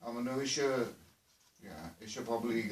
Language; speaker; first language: Welsh; non-native, fluent; English